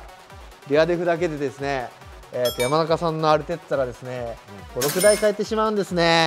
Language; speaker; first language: Japanese; native; Japanese